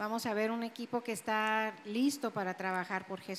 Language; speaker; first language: Spanish; native; Spanish